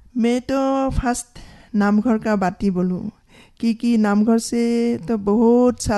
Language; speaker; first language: Hindi; non-native, local second language; Assamese